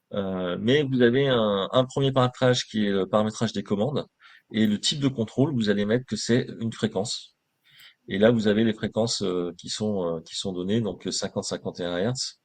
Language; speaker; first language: French; native; French